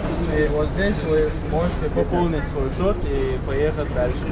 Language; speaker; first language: Russian; non-native, local second language; Chechen